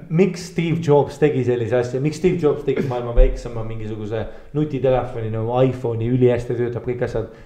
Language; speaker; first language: Estonian; early bilingual, heritage; Estonian